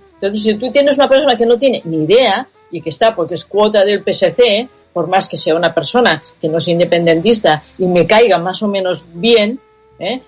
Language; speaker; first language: Spanish; non-native, local second language; Catalan